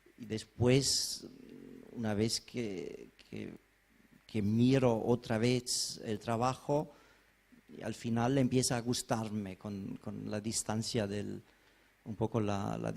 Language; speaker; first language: Spanish; non-native, fluent; German